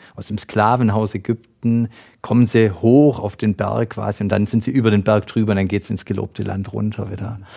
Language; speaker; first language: German; native; German